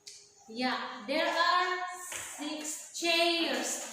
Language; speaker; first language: English; non-native, learner; Indonesian